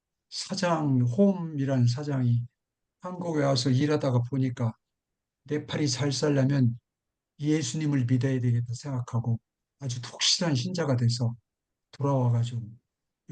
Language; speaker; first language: Korean; native; Korean